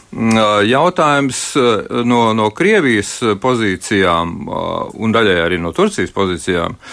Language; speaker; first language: Latvian; native; Latvian